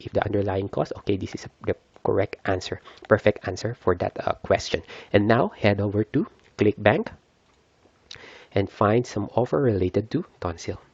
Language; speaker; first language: English; non-native, fluent; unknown